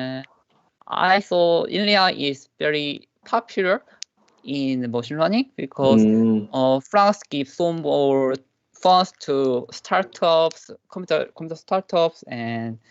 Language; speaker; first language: English; non-native, learner; Korean